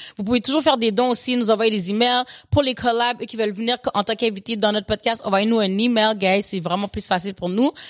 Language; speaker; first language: French; native; French